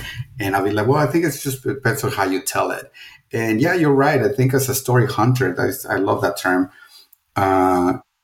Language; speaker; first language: English; non-native, fluent; Spanish